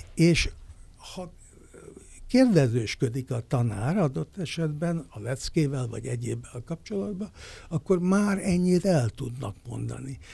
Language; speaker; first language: Hungarian; native; Hungarian